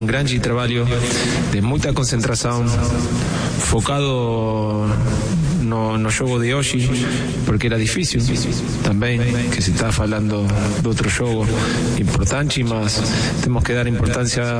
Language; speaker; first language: Portuguese; non-native, fluent; Spanish